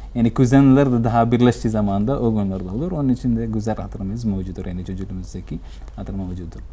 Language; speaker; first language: Turkish; non-native, fluent; Malayalam